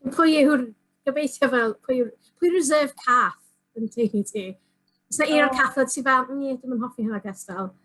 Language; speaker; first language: Welsh; non-native, local second language; English